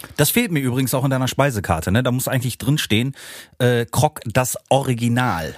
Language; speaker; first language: German; native; German